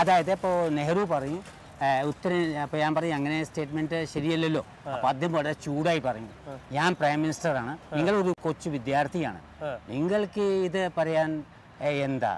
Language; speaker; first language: Malayalam; non-native, local second language; Hindi